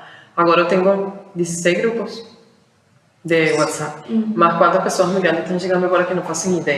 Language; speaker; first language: Portuguese; non-native, fluent; Spanish